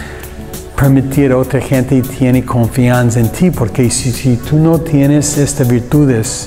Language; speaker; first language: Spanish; non-native, learner; English